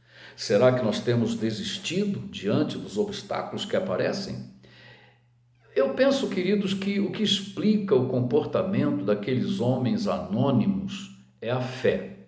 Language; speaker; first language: Portuguese; native; Portuguese